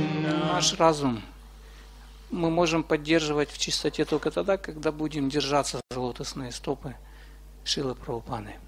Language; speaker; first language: Russian; native; Russian